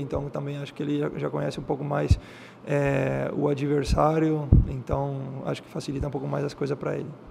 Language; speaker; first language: Portuguese; non-native, fluent; Spanish